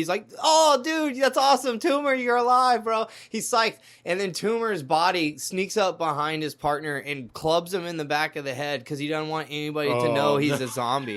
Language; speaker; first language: English; native; English